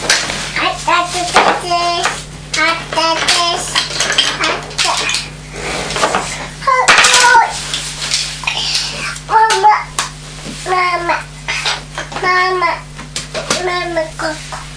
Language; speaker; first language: Japanese; native; Japanese